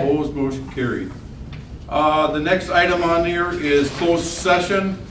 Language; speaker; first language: English; native; English